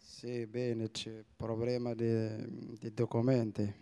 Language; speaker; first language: Italian; non-native, learner; Arabic